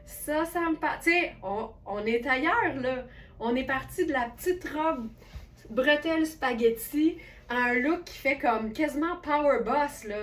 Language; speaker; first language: French; native; French